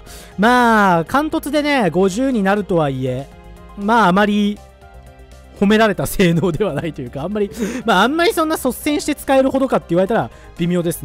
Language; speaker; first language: Japanese; native; Japanese